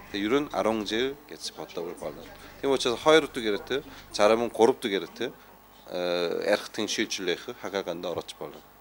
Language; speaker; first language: Mongolian; non-native, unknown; Korean